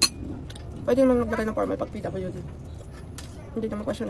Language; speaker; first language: Filipino; native; Filipino